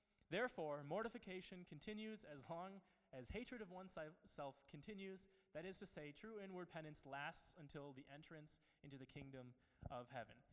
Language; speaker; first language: English; native; English